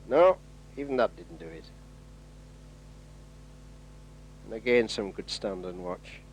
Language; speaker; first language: English; native; English